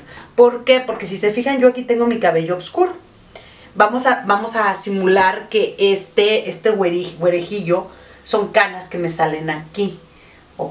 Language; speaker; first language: Spanish; native; Spanish